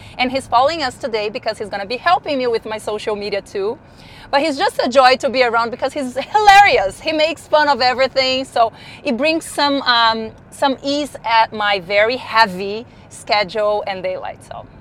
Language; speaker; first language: English; non-native, fluent; Portuguese